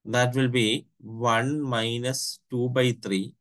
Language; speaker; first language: English; non-native, local second language; Malayalam